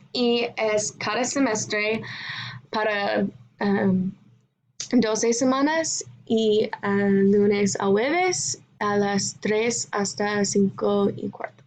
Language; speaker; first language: Spanish; non-native, learner; English